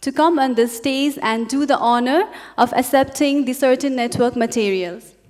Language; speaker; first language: English; non-native, local second language; Nepali